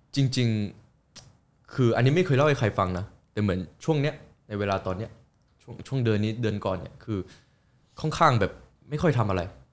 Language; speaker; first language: Thai; early bilingual, other home language; Korean